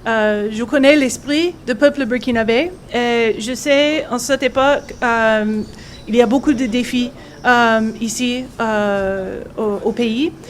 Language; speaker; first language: French; non-native, fluent; English